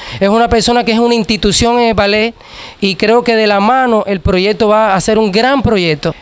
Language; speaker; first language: Spanish; native; Spanish